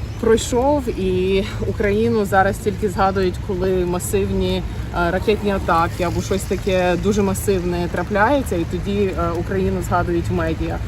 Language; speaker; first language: Ukrainian; early bilingual, heritage; Ukrainian